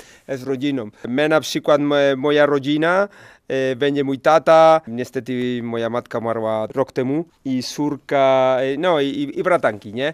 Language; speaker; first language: Polish; non-native, learner; Spanish